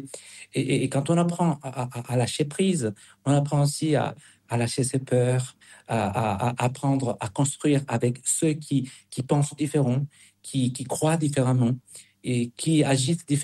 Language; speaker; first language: French; non-native, fluent; Spanish